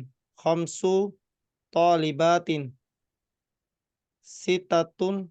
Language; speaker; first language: Arabic; non-native, learner; Indonesian